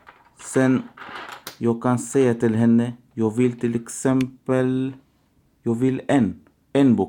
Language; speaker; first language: Swedish; non-native, learner; Arabic